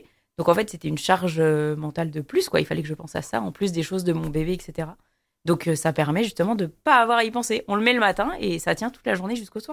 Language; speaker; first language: French; native; French